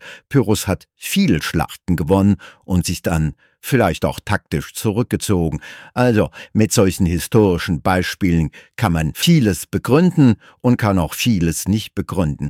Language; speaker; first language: German; native; German